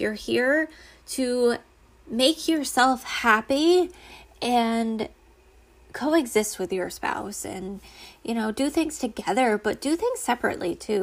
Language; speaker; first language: English; native; English